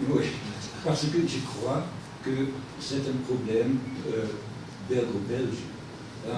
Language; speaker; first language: French; non-native, fluent; Dutch